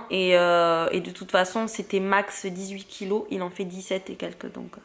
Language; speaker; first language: French; native; French